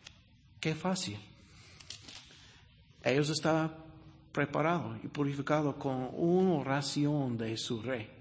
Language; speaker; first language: Spanish; non-native, learner; English